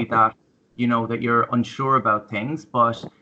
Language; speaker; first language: English; native; English